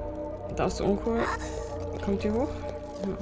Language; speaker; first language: German; native; German